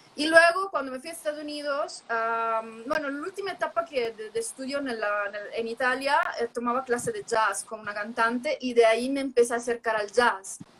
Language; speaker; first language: Spanish; non-native, fluent; Italian